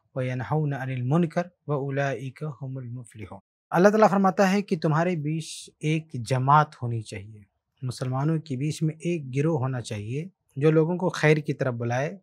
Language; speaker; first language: Hindi; native; Hindi